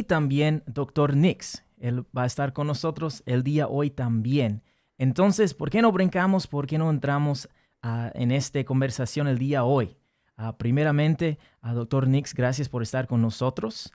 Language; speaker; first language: Spanish; early bilingual, heritage; English